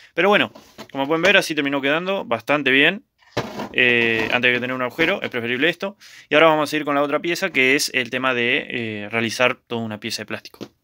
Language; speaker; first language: Spanish; native; Spanish